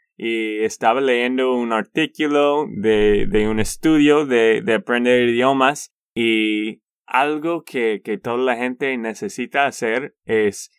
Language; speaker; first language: Spanish; non-native, learner; English